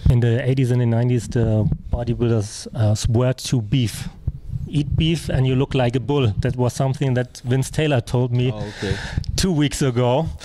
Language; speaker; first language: English; non-native, fluent; German